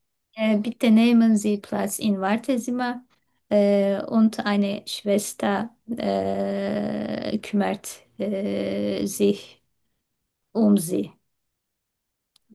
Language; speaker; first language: German; non-native, fluent; Turkish